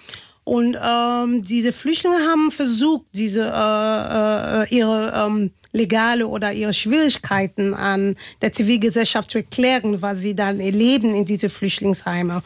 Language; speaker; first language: German; non-native, fluent; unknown